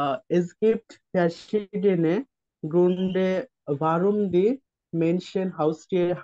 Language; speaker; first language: German; non-native, learner; Bangla